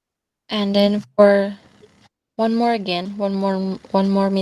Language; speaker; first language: English; non-native, learner; Indonesian